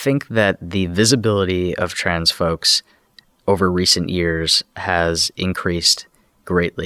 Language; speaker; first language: English; native; English